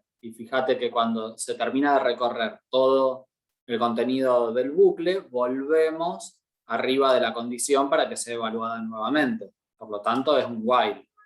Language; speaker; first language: Spanish; native; Spanish